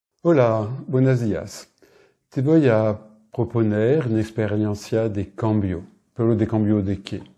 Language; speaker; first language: Spanish; non-native, fluent; French